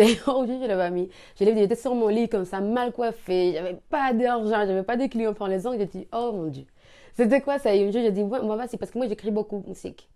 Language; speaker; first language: French; non-native, learner; Spanish